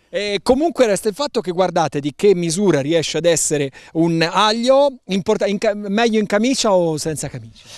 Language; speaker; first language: Italian; native; Italian